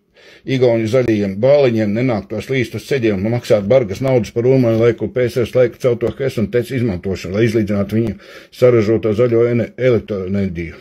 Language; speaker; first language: Latvian; native; Latvian